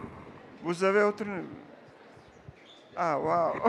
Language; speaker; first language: French; non-native, learner; Serbian